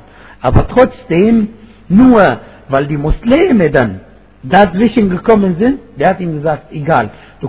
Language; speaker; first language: German; non-native, fluent; Arabic